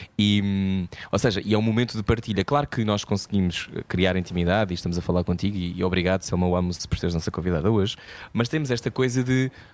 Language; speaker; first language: Portuguese; native; Portuguese